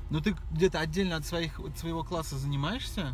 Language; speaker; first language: Russian; native; Russian